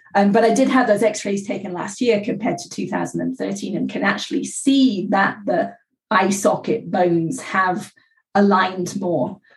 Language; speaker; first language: English; native; English